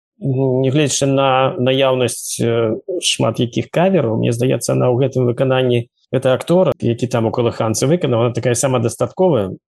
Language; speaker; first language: Belarusian; native; Belarusian